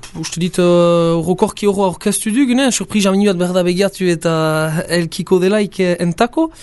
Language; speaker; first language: Basque; native; Basque